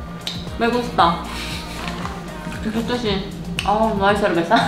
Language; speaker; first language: Spanish; non-native, learner; Korean